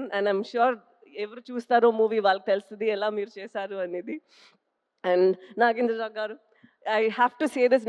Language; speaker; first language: Telugu; non-native, fluent; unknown